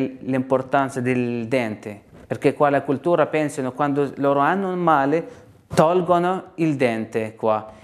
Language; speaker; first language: Italian; non-native, learner; Arabic